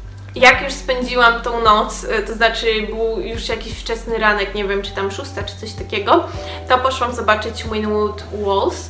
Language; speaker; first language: Polish; native; Polish